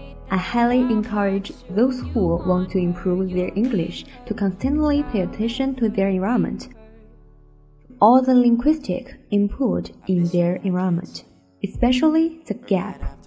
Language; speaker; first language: English; non-native, fluent; Chinese